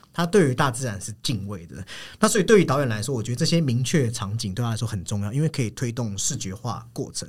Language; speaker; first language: Chinese; native; Chinese